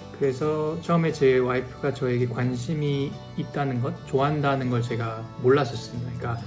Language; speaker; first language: Korean; native; Korean